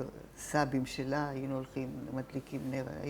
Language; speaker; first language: Hebrew; non-native, fluent; Italian